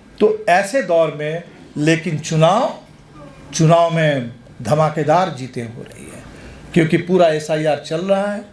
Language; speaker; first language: Hindi; non-native, local second language; Bangla